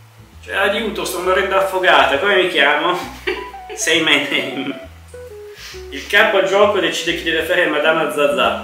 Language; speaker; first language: Italian; native; Italian